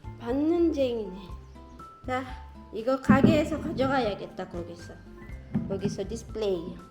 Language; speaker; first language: Korean; non-native, fluent; Filipino